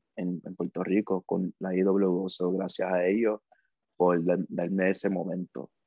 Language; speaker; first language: Spanish; early bilingual, heritage; Spanish